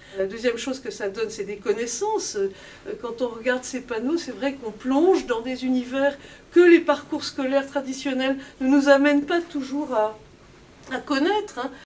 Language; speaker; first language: French; native; French